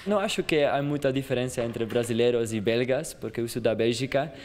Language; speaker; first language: Portuguese; non-native, fluent; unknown